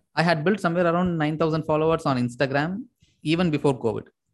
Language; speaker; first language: English; non-native, local second language; Tamil